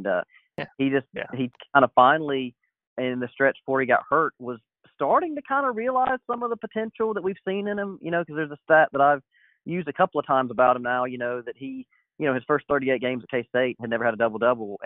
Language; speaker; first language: English; native; English